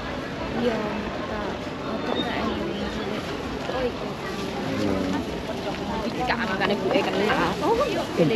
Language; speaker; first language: Finnish; non-native, learner; Indonesian